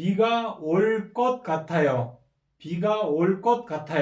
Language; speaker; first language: Korean; non-native, fluent; Kyrgyz